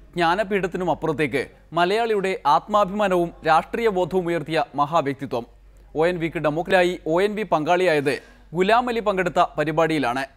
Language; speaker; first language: Malayalam; native; Malayalam